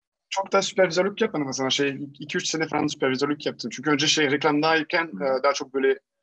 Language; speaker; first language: Turkish; non-native, fluent; French